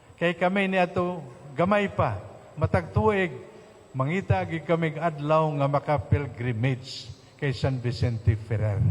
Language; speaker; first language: Cebuano; non-native, local second language; Hiligaynon